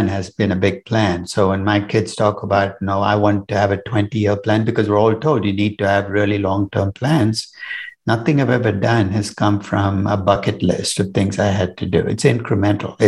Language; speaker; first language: English; non-native, local second language; Tamil